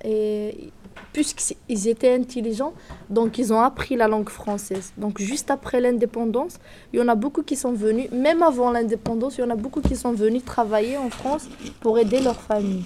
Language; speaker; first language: French; non-native, local second language; Kabyle